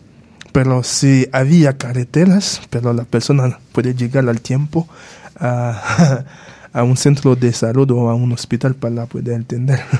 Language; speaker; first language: Spanish; non-native, fluent; Haitian Creole